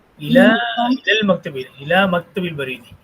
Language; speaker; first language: Arabic; non-native, fluent; Tamil